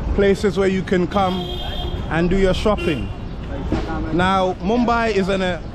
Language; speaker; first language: English; native; English